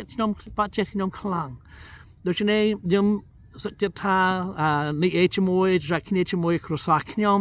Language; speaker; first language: Khmer; non-native, fluent; English